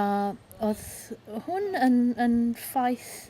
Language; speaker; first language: Welsh; non-native, local second language; English